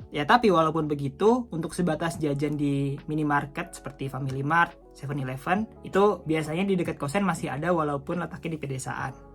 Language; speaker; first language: Indonesian; native; Indonesian